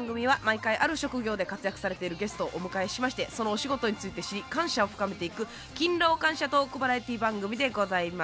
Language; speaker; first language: Japanese; native; Japanese